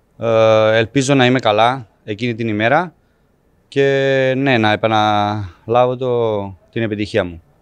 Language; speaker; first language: Greek; non-native, fluent; Serbian